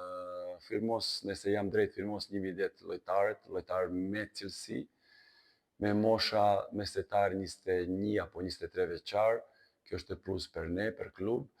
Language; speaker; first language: Albanian; non-native, learner; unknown